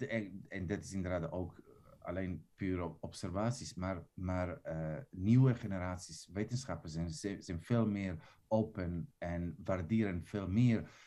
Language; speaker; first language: Dutch; non-native, fluent; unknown